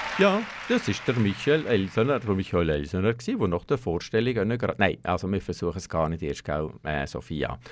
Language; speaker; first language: German; native; German